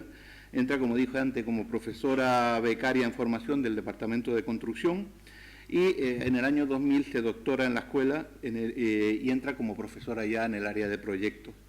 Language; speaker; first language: Spanish; native; Spanish